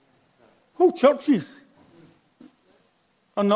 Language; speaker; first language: English; native; English